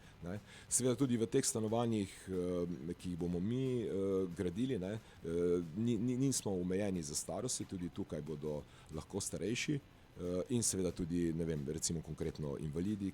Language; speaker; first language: Slovenian; native; Slovenian